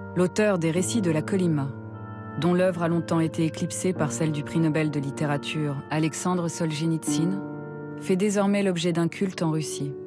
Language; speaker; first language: French; non-native, fluent; Russian